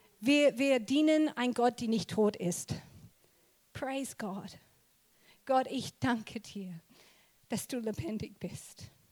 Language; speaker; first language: German; non-native, fluent; English